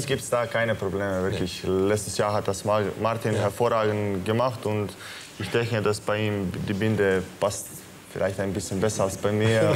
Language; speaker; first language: German; non-native, fluent; Croatian